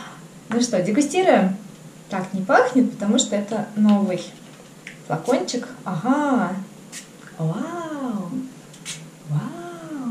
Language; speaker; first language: Russian; native; Russian